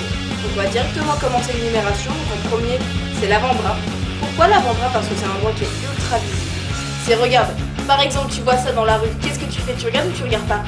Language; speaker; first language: French; native; French